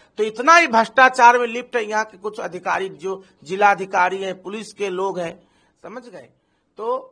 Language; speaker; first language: Hindi; native; Hindi